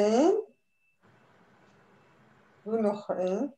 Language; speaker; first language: Dutch; non-native, fluent; Arabic